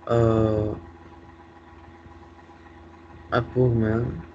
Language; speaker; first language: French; non-native, learner; Russian